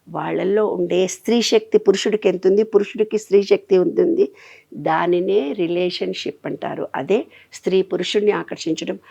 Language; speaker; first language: Telugu; native; Telugu